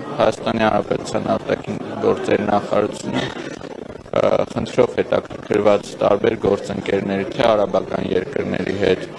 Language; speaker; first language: Armenian; native; Armenian